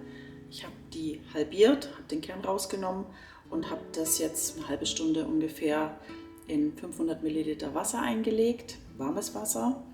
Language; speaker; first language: German; native; German